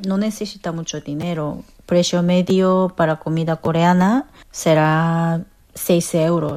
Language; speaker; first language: Spanish; non-native, learner; Korean